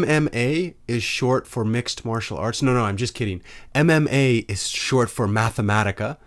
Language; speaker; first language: English; native; English